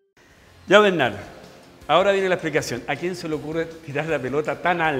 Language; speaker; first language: Spanish; native; Spanish